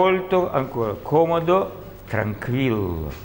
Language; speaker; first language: Italian; non-native, learner; Russian